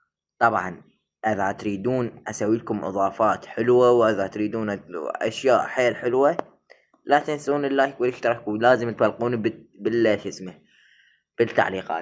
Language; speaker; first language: Arabic; native; Arabic